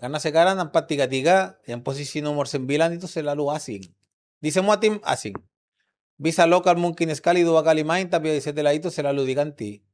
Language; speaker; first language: Indonesian; non-native, fluent; Spanish